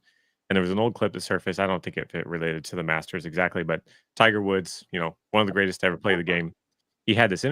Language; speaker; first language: English; native; English